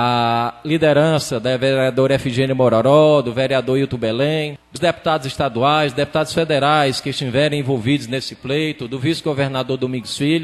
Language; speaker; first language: Portuguese; native; Portuguese